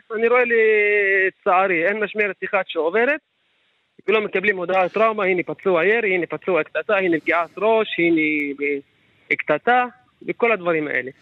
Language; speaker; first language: Hebrew; non-native, local second language; Arabic